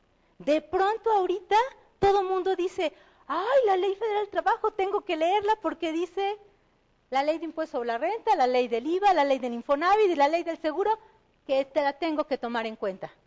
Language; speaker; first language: Spanish; native; Spanish